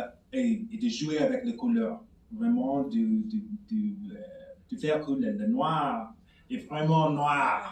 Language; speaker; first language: French; non-native, fluent; English